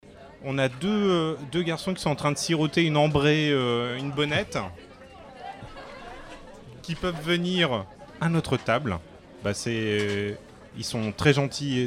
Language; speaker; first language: French; native; French